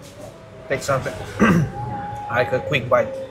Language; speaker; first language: English; non-native, learner; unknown